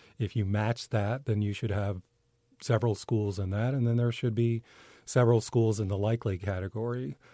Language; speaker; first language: English; native; English